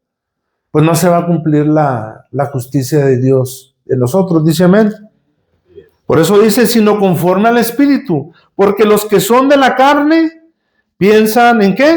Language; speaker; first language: Spanish; native; Spanish